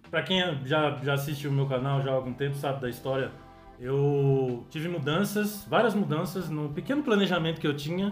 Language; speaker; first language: Portuguese; native; Portuguese